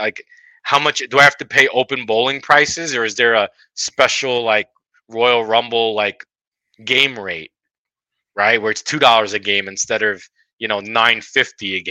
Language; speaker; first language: English; native; English